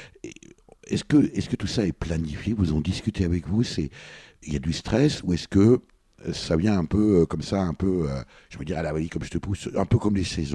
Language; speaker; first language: French; native; French